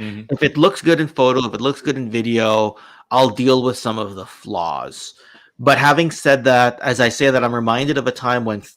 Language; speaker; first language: English; native; English